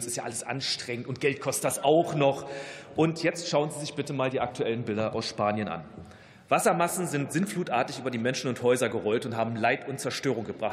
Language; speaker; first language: German; native; German